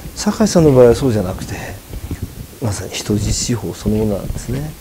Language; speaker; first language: Japanese; native; Japanese